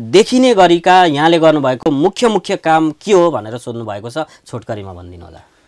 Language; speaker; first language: Nepali; native; Nepali